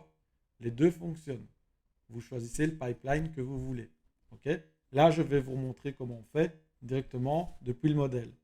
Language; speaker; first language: French; native; French